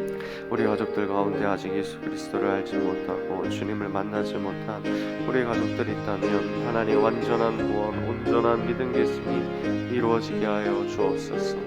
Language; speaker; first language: Korean; native; Korean